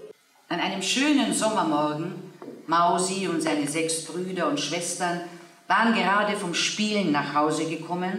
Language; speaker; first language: German; native; German